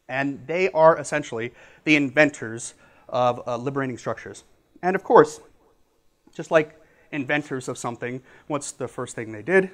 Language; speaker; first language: English; native; English